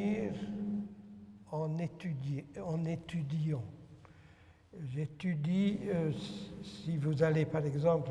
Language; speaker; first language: French; non-native, fluent; Hungarian